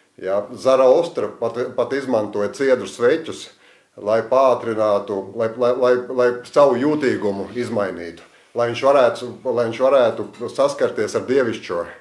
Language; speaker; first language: Latvian; native; Latvian